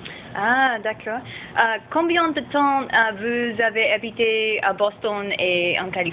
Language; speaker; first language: French; non-native, learner; English